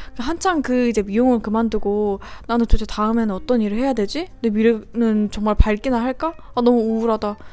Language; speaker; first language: Korean; native; Korean